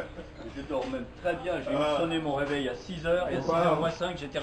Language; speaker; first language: French; native; French